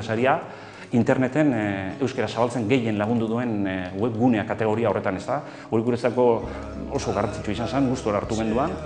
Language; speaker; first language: Basque; native; Basque